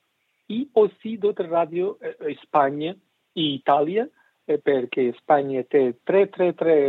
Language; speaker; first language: French; non-native, learner; Portuguese